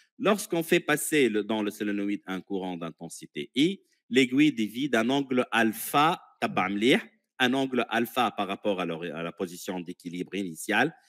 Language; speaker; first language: French; non-native, local second language; Arabic